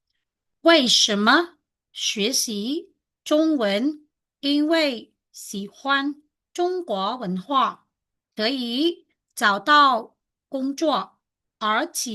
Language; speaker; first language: Chinese; non-native, fluent; Khmer